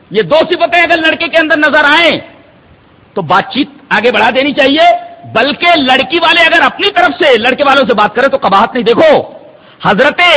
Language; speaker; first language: Urdu; native; Urdu